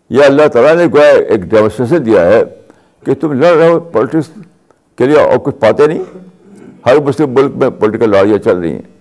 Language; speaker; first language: Urdu; native; Urdu